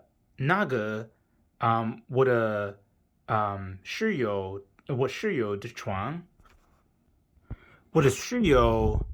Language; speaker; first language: Chinese; non-native, learner; English